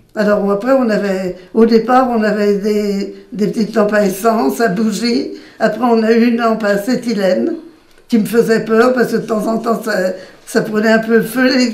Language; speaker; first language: French; native; French